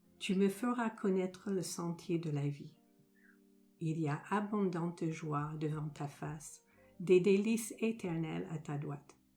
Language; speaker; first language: French; non-native, fluent; English